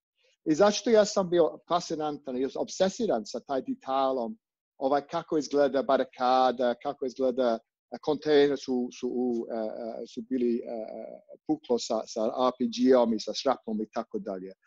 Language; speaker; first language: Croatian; non-native, learner; English